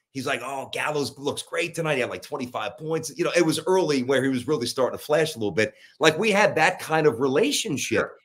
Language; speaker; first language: English; native; English